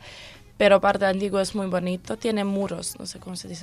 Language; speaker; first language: Spanish; non-native, learner; Croatian